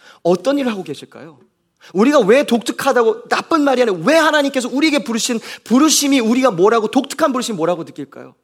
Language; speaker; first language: Korean; native; Korean